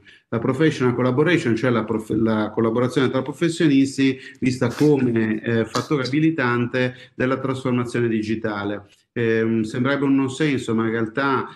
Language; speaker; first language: Italian; native; Italian